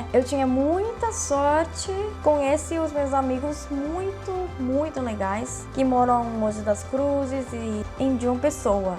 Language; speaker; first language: Portuguese; non-native, fluent; Korean